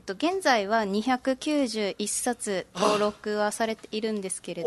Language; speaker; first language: Japanese; native; Japanese